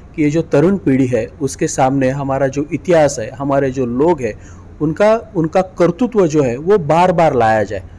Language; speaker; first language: Hindi; non-native, local second language; Marathi